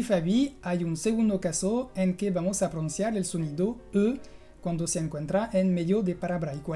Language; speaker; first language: Spanish; non-native, fluent; French